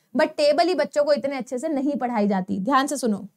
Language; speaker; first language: Hindi; non-native, local second language; Gujarati